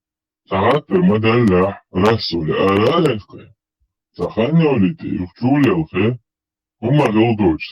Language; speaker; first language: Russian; non-native, local second language; Chechen